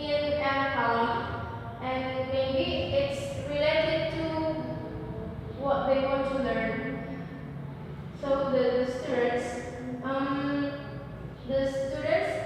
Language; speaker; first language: English; non-native, learner; Indonesian